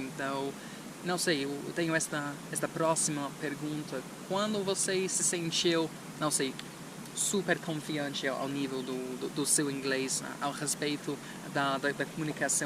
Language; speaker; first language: Portuguese; non-native, fluent; English